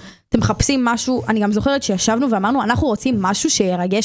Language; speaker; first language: Hebrew; native; Hebrew